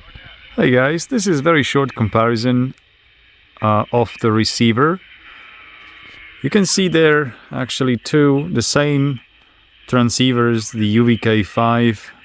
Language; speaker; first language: English; non-native, fluent; Slovak